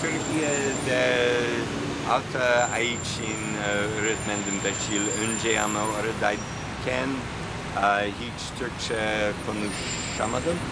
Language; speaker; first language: Turkish; non-native, learner; English